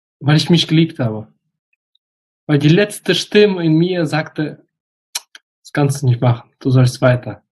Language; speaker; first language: German; non-native, fluent; Russian